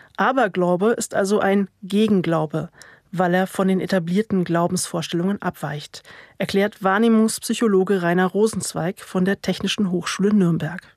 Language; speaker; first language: German; native; German